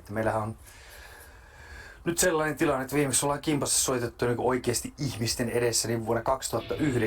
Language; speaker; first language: Finnish; native; Finnish